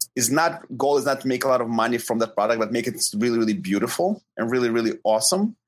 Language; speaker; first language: English; non-native, fluent; Ukrainian